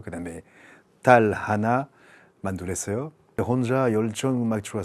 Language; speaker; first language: Korean; non-native, learner; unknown